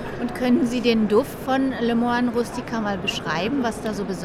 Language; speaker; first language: German; native; German